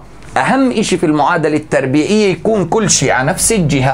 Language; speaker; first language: Arabic; native; Arabic